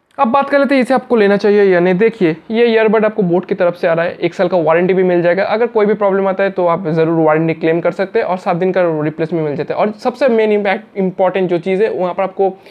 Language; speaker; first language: Hindi; native; Hindi